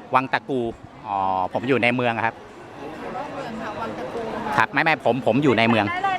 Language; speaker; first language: Thai; native; Thai